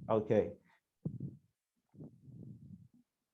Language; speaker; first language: English; non-native, learner; Chinese